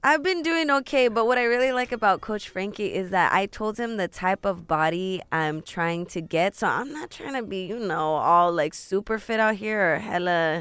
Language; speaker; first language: English; early bilingual, other home language; Spanish